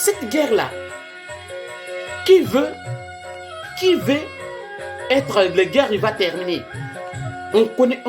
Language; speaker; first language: French; non-native, local second language; Bambara